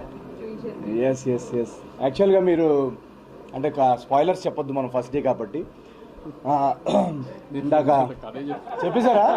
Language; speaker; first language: Telugu; native; Telugu